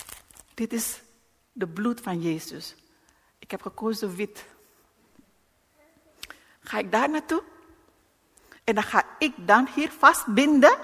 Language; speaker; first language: Dutch; non-native, learner; Indonesian